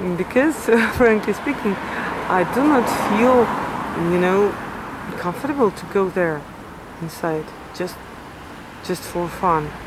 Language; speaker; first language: English; non-native, fluent; Russian